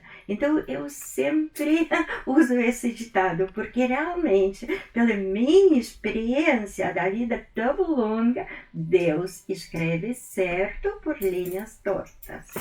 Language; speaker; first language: Portuguese; non-native, fluent; Russian